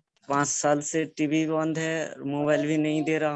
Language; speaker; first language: Hindi; non-native, local second language; Bangla